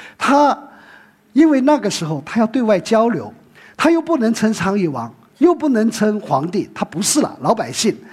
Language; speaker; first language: Chinese; native; Chinese